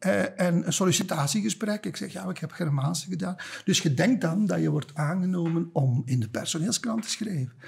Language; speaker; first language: Dutch; native; Dutch